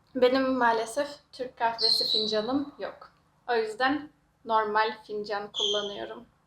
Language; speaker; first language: Turkish; native; Turkish